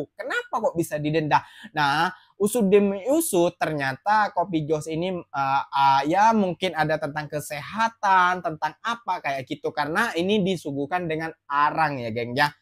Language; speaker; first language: Indonesian; native; Indonesian